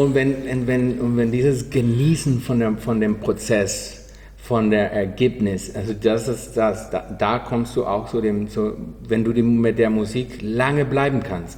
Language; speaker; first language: German; non-native, learner; Spanish